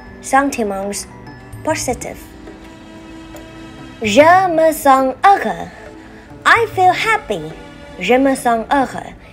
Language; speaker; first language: French; non-native, learner; Vietnamese